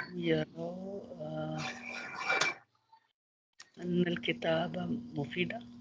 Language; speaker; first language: Arabic; non-native, learner; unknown